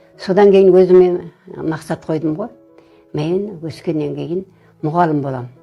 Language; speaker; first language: Kazakh; early bilingual, other home language; Russian